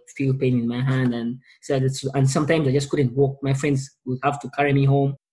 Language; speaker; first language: English; non-native, local second language; Ganda